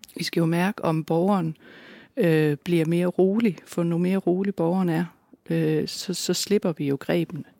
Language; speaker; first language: Danish; native; Danish